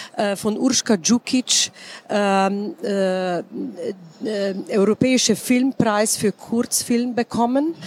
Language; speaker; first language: German; non-native, fluent; Slovenian